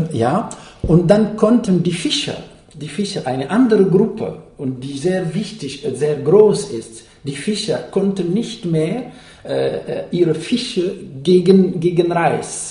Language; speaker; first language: German; non-native, fluent; Arabic